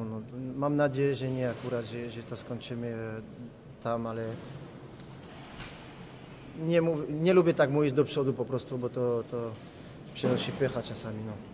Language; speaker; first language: Polish; non-native, fluent; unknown